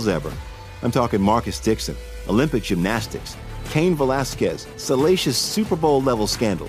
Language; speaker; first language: English; native; English